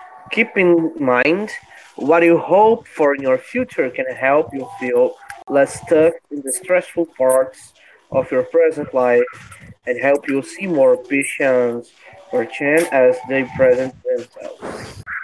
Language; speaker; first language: English; non-native, learner; Portuguese